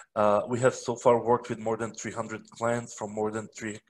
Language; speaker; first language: English; non-native, fluent; Macedonian